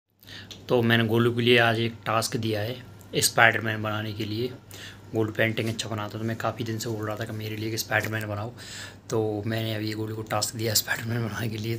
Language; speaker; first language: Hindi; native; Hindi